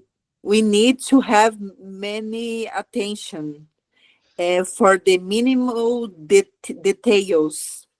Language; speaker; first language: English; non-native, learner; Portuguese